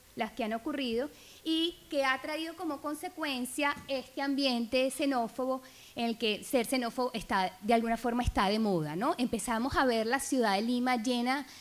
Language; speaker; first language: Spanish; native; Spanish